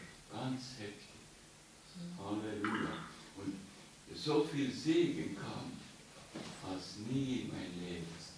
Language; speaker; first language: German; non-native, learner; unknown